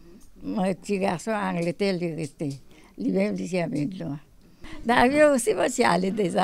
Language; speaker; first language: French; non-native, learner; Morisyen